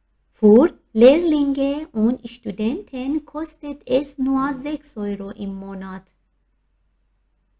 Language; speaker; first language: German; non-native, fluent; Persian